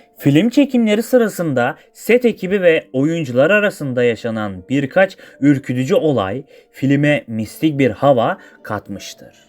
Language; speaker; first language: Turkish; native; Turkish